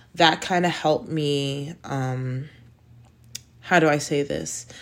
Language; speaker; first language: English; native; English